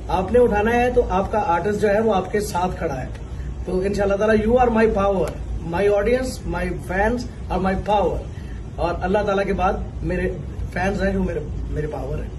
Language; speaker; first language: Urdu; non-native, local second language; Punjabi